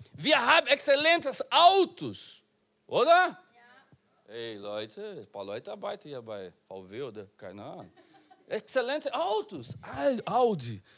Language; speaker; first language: German; non-native, learner; Portuguese